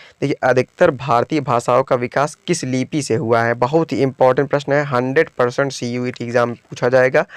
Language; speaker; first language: Hindi; native; Hindi